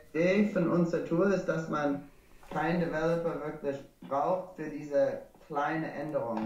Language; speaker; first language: German; non-native, learner; English